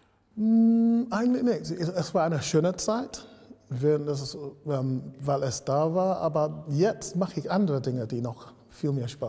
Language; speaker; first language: German; non-native, fluent; English